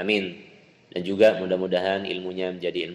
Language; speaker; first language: Indonesian; native; Indonesian